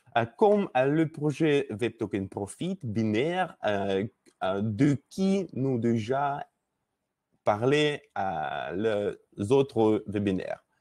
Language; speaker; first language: French; non-native, learner; Russian